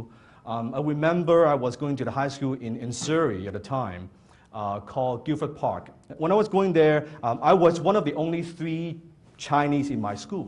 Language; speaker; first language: English; non-native, fluent; Cantonese